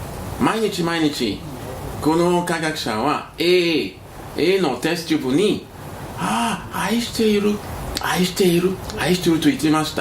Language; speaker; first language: Japanese; non-native, learner; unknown